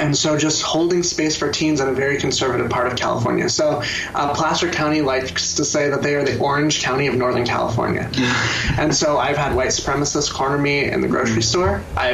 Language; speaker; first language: English; native; English